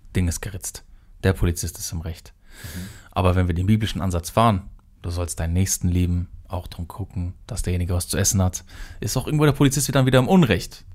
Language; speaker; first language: German; early bilingual, other home language; Kurdish